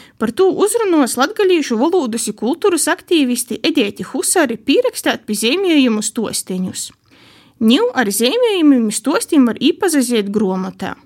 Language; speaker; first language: Latvian; native; Latvian